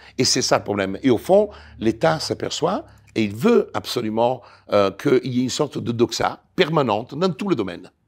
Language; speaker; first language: French; non-native, fluent; Italian